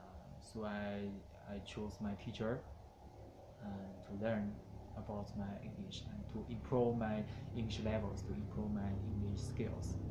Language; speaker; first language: English; non-native, learner; Chinese